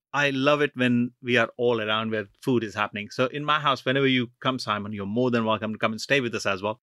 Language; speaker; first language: English; non-native, local second language; Punjabi